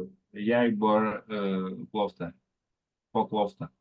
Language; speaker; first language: Norwegian; non-native, learner; Lithuanian